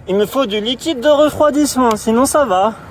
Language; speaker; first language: French; native; French